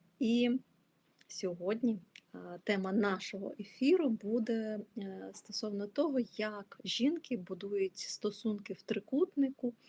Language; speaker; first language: Ukrainian; non-native, local second language; Russian